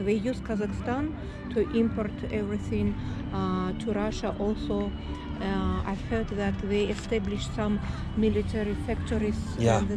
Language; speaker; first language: English; non-native, fluent; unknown